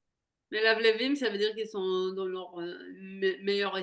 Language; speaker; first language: French; non-native, fluent; Hebrew